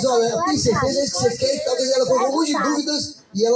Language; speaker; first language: Portuguese; native; Portuguese